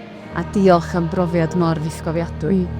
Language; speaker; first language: Welsh; native; Welsh